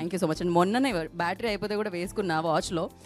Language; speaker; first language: Telugu; native; Telugu